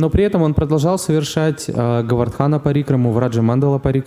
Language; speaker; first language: Russian; native; Russian